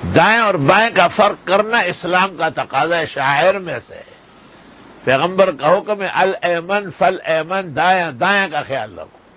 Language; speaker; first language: Urdu; non-native, local second language; Pashto